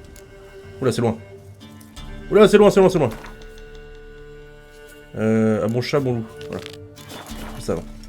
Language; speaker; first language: French; native; French